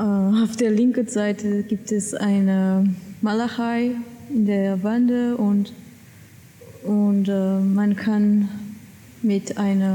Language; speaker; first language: German; non-native, learner; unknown